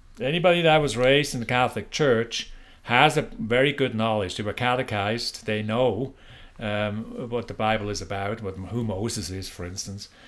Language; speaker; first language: English; non-native, fluent; German